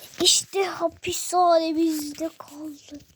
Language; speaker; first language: Turkish; native; Turkish